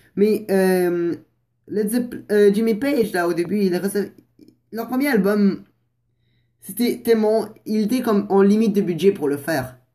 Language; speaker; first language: French; non-native, fluent; Russian